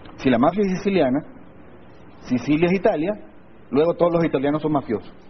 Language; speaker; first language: Spanish; native; Spanish